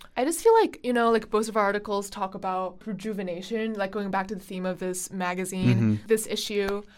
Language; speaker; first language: English; non-native, fluent; Chinese